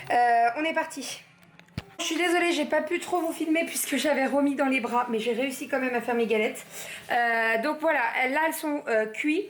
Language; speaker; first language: French; native; French